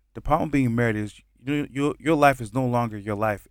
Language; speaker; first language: English; early bilingual, other home language; Haitian Creole